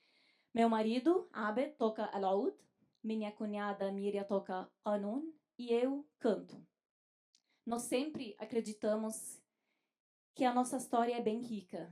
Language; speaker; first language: Portuguese; non-native, fluent; Arabic